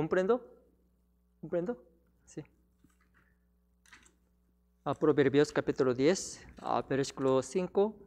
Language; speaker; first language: Spanish; non-native, learner; Korean